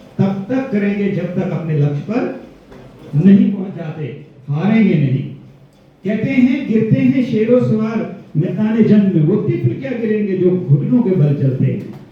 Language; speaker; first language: Hindi; non-native, local second language; Gujarati